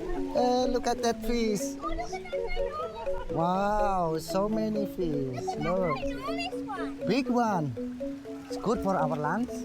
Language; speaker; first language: English; non-native, learner; Indonesian